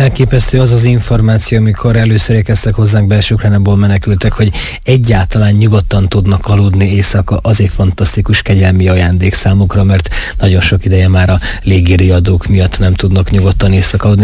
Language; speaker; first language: Hungarian; native; Hungarian